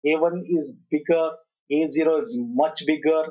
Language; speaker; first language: English; non-native, local second language; Kannada